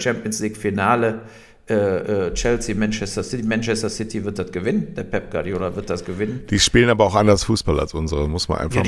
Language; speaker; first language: German; native; German